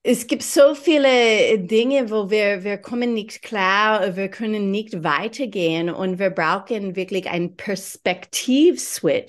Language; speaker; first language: German; non-native, learner; English